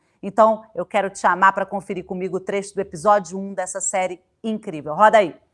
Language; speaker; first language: Portuguese; native; Portuguese